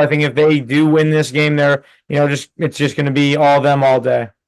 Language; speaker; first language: English; native; English